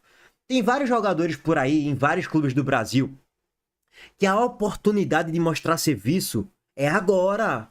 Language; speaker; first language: Portuguese; native; Portuguese